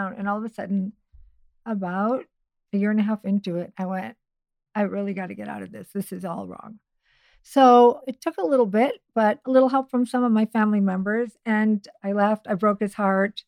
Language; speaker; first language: English; native; English